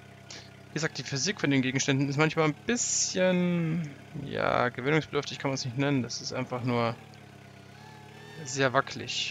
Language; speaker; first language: German; native; German